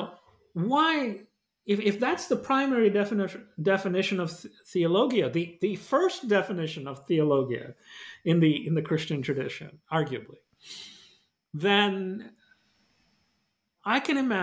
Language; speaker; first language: English; non-native, local second language; Malayalam